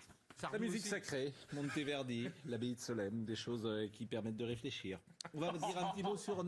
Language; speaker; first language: French; native; French